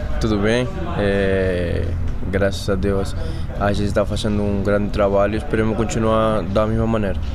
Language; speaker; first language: Portuguese; non-native, fluent; Spanish